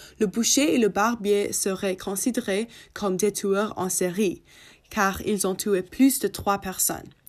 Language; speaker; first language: French; non-native, learner; English